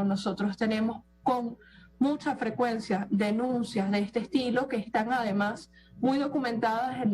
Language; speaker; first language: Spanish; native; Spanish